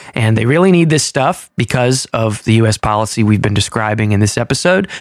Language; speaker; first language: English; native; English